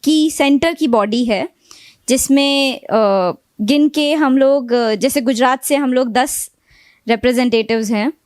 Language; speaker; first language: Hindi; non-native, local second language; Gujarati